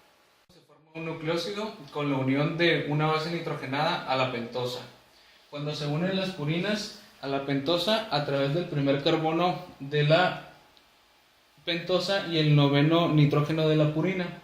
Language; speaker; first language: Spanish; native; Spanish